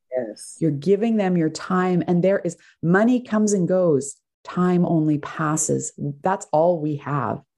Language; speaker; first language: English; native; English